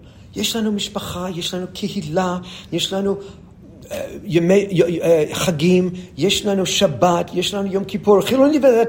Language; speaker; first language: Hebrew; non-native, fluent; English